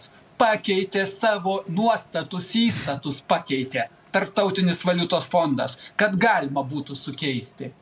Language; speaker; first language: Lithuanian; native; Lithuanian